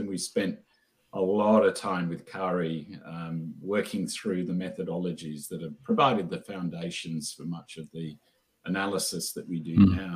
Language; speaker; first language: English; native; English